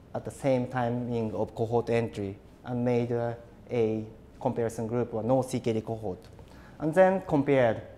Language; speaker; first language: English; non-native, fluent; Japanese